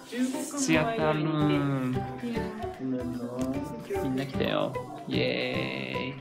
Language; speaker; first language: Japanese; native; Japanese